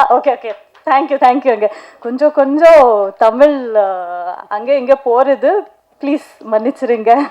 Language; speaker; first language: Tamil; non-native, learner; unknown